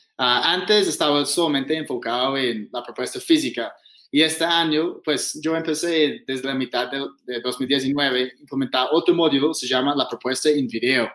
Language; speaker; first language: Spanish; non-native, fluent; English